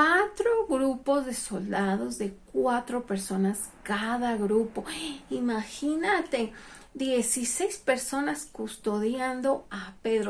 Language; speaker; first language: Spanish; native; Spanish